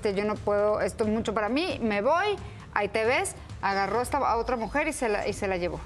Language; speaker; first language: Spanish; native; Spanish